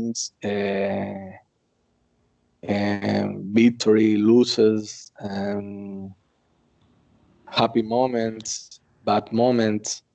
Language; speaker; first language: English; non-native, learner; Spanish